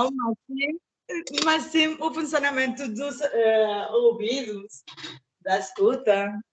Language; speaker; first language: Portuguese; non-native, fluent; Spanish